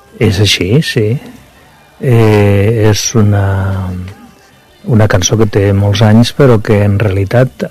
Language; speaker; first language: Catalan; non-native, local second language; Spanish